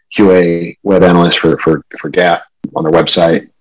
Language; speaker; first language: English; native; English